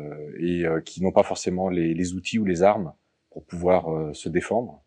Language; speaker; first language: French; native; French